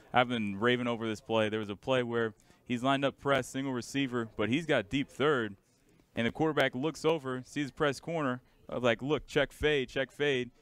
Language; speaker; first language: English; native; English